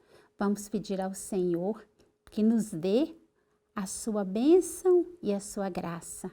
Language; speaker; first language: Portuguese; native; Portuguese